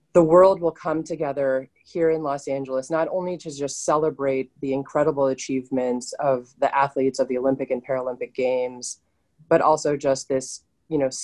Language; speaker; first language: English; native; English